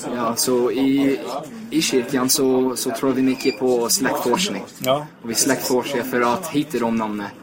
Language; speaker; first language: Swedish; non-native, fluent; English